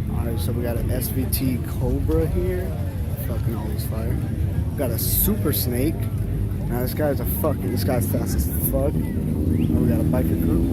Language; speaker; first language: English; native; English